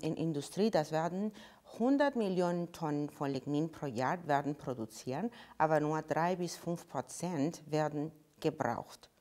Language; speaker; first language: German; non-native, fluent; Spanish